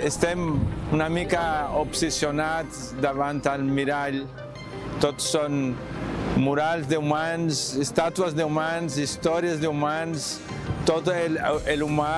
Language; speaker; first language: Catalan; non-native, local second language; Spanish